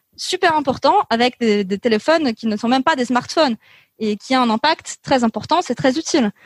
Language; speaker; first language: French; non-native, fluent; Portuguese